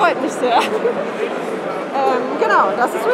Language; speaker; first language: German; native; German